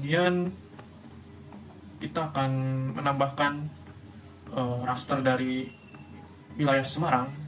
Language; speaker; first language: Indonesian; native; Indonesian